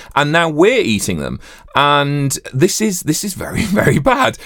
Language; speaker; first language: English; native; English